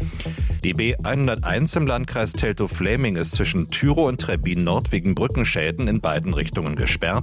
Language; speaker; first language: German; native; German